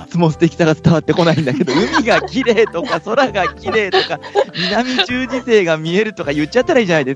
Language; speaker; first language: Japanese; native; Japanese